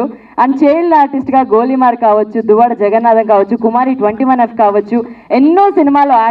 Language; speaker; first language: Telugu; native; Telugu